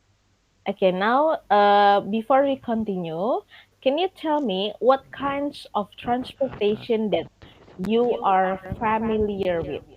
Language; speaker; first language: English; non-native, fluent; Indonesian